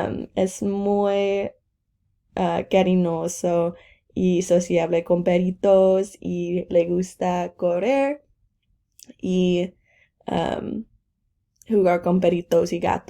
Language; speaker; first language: Spanish; non-native, learner; English